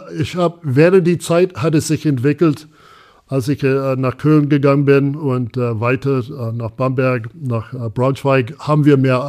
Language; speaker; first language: German; non-native, fluent; English